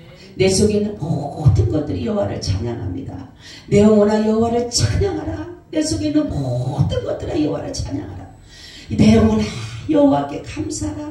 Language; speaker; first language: Korean; native; Korean